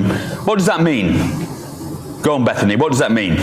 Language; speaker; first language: English; native; English